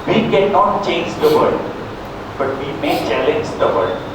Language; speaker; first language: English; non-native, local second language; Gujarati